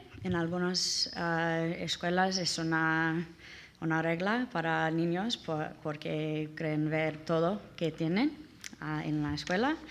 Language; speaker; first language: Spanish; non-native, learner; English